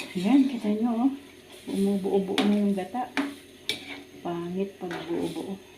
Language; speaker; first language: Filipino; native; Filipino